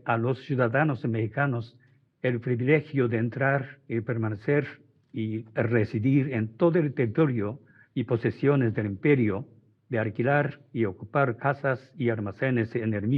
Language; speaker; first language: Spanish; non-native, fluent; Japanese